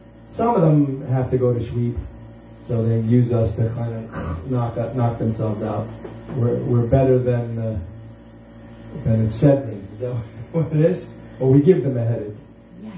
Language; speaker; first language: English; native; English